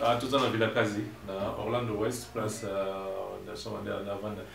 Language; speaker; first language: French; non-native, local second language; Lingala